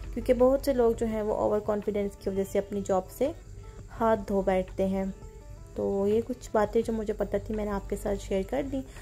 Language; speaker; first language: Urdu; native; Urdu